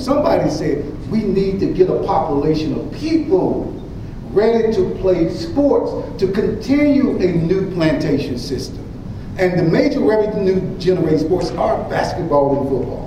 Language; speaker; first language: English; native; English